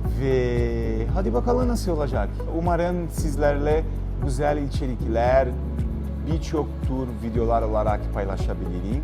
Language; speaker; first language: Turkish; non-native, learner; Portuguese